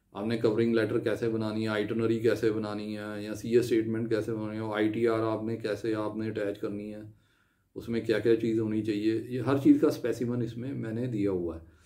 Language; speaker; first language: Hindi; non-native, local second language; Punjabi